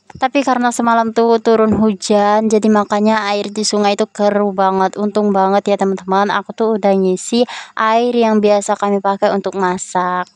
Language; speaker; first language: Indonesian; non-native, local second language; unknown